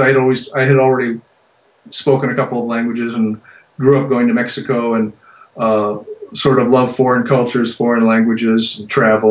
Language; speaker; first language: English; native; English